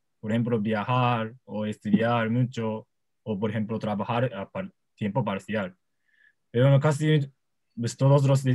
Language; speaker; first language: Spanish; non-native, learner; Japanese